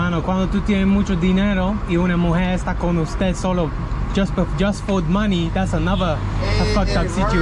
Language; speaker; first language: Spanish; non-native, learner; English